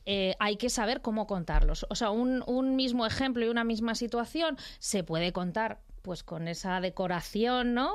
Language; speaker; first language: Spanish; native; Spanish